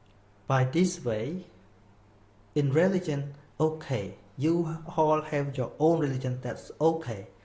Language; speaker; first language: English; non-native, fluent; Khmer